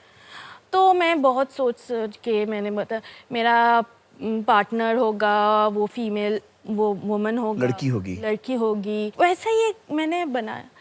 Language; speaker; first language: Hindi; non-native, local second language; Bangla